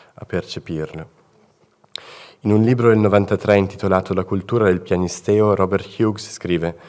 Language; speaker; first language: Italian; native; Italian